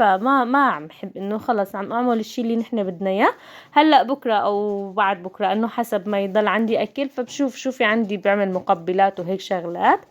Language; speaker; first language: Arabic; native; Arabic